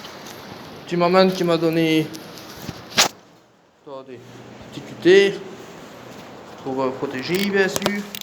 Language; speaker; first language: French; native; French